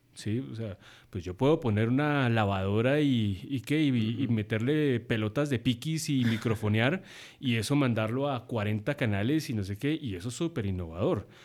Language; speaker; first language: Spanish; native; Spanish